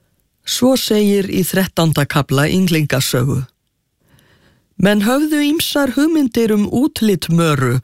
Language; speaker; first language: Icelandic; native; Icelandic